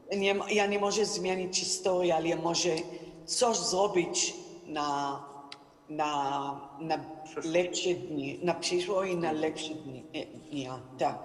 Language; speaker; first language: Polish; non-native, learner; Hebrew